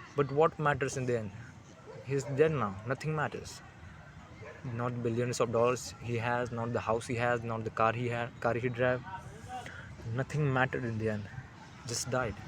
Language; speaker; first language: English; non-native, local second language; Marathi